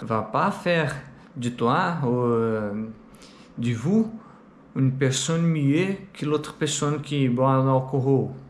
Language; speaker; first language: French; non-native, learner; Portuguese